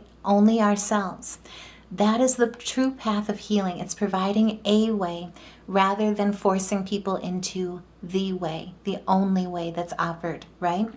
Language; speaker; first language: English; native; English